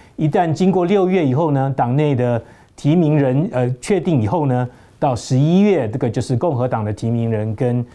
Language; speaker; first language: Chinese; native; Chinese